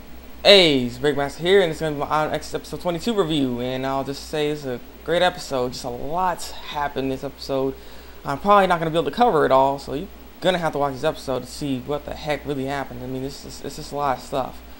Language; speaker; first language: English; native; English